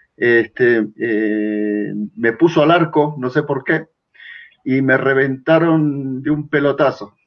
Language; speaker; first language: Spanish; native; Spanish